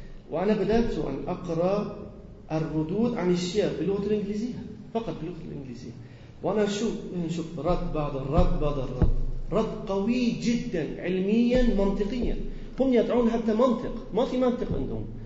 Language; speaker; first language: Arabic; non-native, learner; Persian